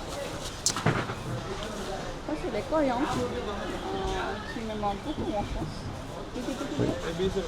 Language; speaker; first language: French; non-native, fluent; Hindi